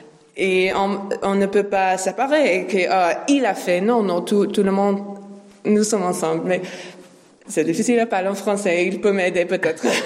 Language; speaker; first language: French; non-native, learner; English